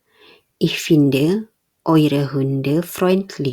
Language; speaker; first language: German; non-native, fluent; Indonesian